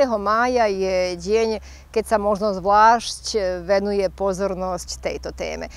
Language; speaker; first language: Slovak; native; Slovak